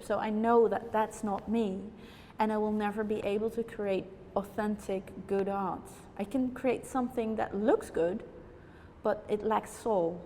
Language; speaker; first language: English; non-native, fluent; Dutch